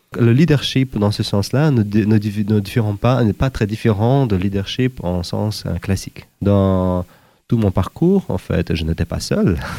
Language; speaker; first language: French; non-native, fluent; Uzbek